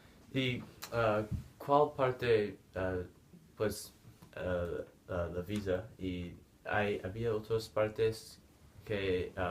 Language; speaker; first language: Spanish; non-native, learner; English